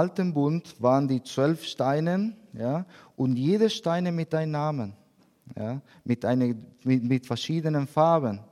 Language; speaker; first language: German; non-native, learner; Spanish